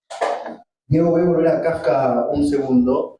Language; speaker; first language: Spanish; native; Spanish